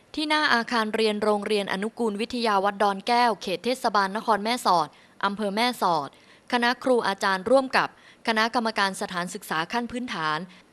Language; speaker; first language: Thai; native; Thai